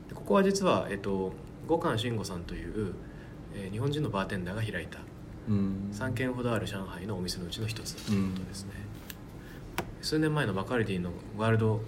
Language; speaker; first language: Japanese; native; Japanese